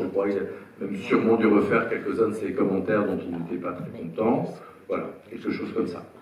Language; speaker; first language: French; native; French